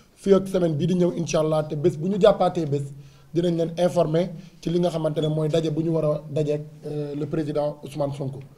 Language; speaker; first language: Wolof; native; Wolof